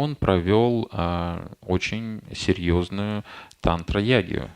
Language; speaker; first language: Russian; native; Russian